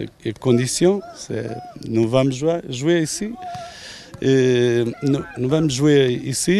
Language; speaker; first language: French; non-native, learner; Portuguese